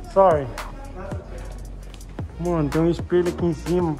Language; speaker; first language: Portuguese; native; Portuguese